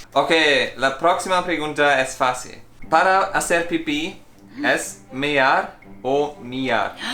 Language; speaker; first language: Spanish; non-native, fluent; English